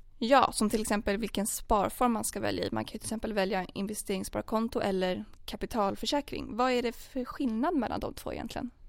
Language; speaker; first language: Swedish; native; Swedish